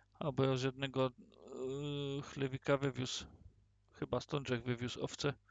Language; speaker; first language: Polish; early bilingual, heritage; Polish